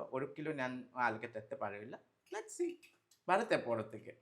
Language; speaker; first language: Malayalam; non-native, fluent; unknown